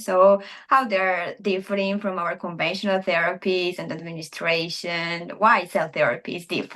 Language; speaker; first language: English; non-native, fluent; Armenian